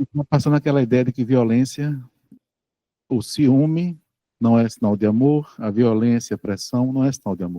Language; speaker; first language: Portuguese; native; Portuguese